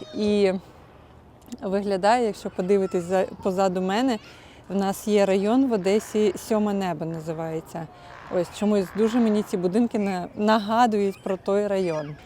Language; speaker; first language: Ukrainian; non-native, local second language; Russian